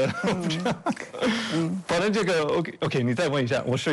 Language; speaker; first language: Chinese; non-native, fluent; English